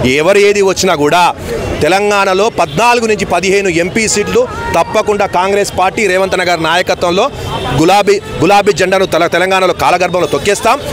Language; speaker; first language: Telugu; non-native, local second language; Urdu